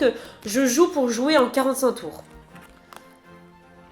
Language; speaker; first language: French; native; French